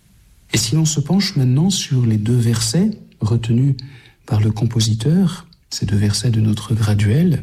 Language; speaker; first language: French; native; French